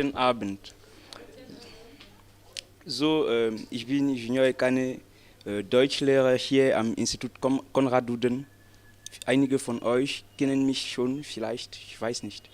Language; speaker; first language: German; non-native, fluent; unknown